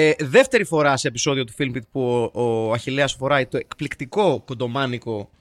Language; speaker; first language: Greek; native; Greek